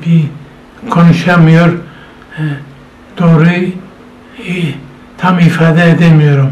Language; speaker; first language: Turkish; non-native, local second language; Zaza